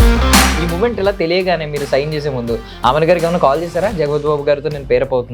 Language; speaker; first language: Telugu; native; Telugu